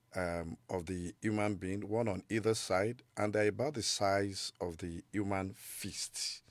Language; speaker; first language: English; non-native, local second language; Yoruba